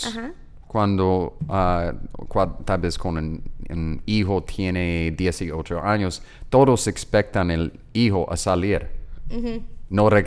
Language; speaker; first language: Spanish; non-native, learner; English